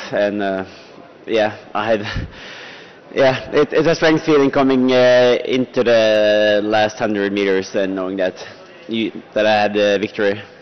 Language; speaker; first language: English; non-native, fluent; Norwegian